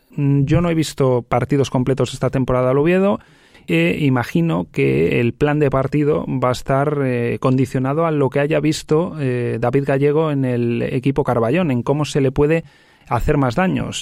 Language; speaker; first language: Spanish; native; Spanish